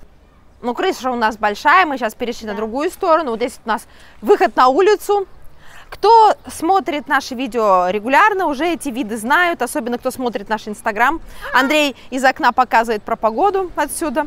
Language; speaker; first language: Russian; native; Russian